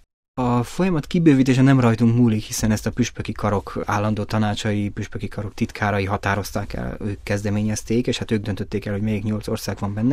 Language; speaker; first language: Hungarian; native; Hungarian